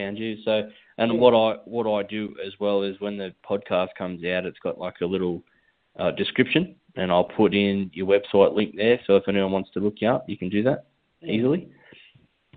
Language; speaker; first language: English; native; English